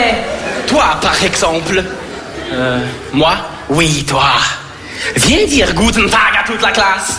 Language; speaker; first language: French; native; French